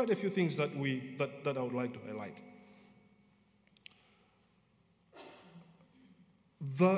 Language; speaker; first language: English; non-native, local second language; Nyanja